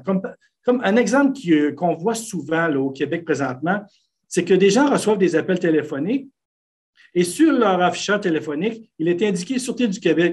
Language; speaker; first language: French; native; French